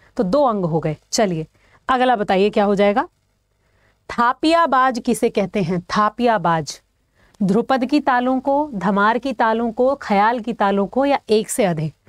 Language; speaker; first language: Hindi; native; Hindi